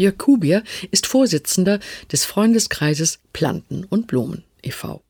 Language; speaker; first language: German; native; German